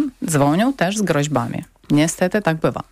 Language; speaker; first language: Polish; non-native, learner; Ukrainian